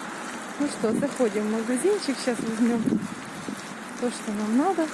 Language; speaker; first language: Russian; native; Russian